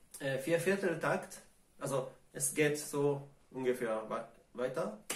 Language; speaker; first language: German; non-native, fluent; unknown